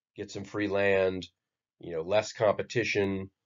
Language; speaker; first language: English; native; English